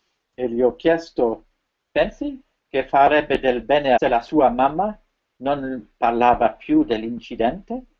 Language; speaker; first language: Italian; non-native, fluent; French